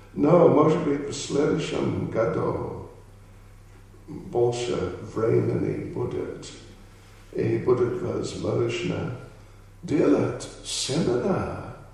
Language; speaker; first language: Russian; non-native, learner; English